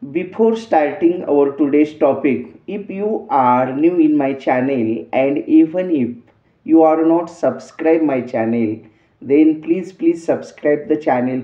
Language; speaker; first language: English; non-native, local second language; Marathi